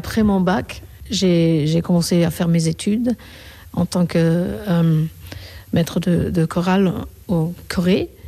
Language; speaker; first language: French; non-native, fluent; Korean